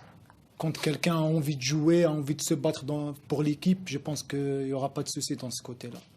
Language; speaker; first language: French; non-native, local second language; Arabic